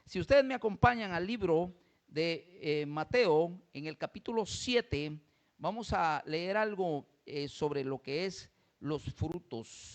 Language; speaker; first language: Spanish; native; Spanish